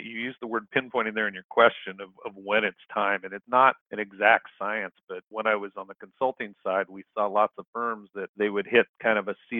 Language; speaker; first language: English; native; English